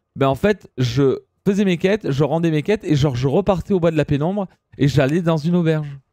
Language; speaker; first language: French; early bilingual, other home language; Italian